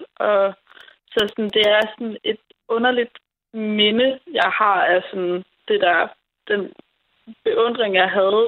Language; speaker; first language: Danish; native; Danish